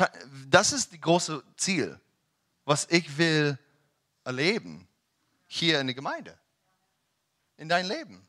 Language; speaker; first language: German; non-native, learner; English